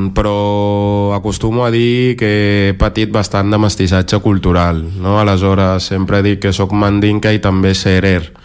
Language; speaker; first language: Catalan; early bilingual, other home language; Serer